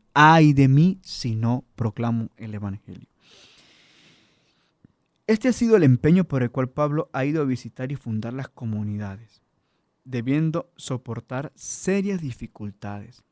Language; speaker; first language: Spanish; native; Spanish